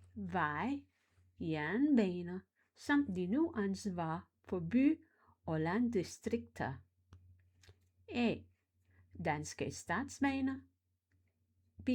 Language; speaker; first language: Danish; non-native, fluent; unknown